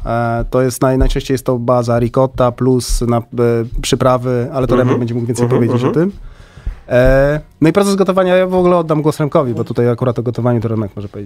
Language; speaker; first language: Polish; native; Polish